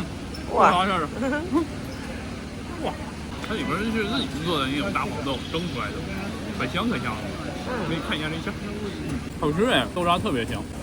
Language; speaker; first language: Chinese; native; Chinese